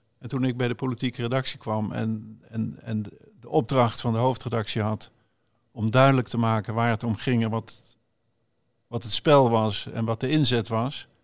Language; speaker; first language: Dutch; native; Dutch